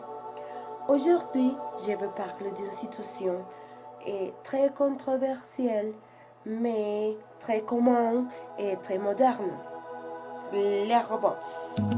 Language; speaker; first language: French; non-native, learner; Spanish